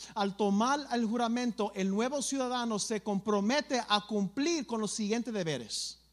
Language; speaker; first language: Spanish; early bilingual, other home language; English